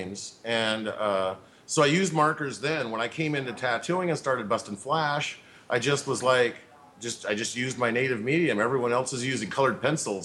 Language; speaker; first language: English; native; English